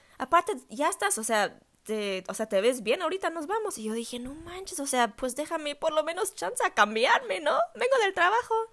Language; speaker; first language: Spanish; non-native, fluent; German